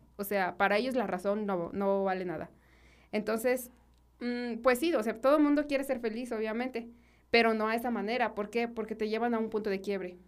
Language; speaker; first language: Spanish; native; Spanish